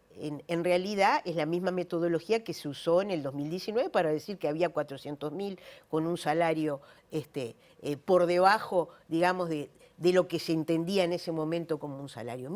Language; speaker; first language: Spanish; native; Spanish